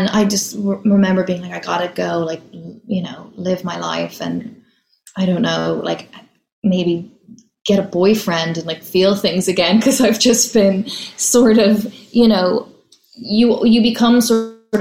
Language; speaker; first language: English; native; English